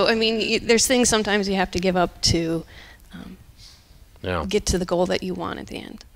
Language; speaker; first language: English; native; English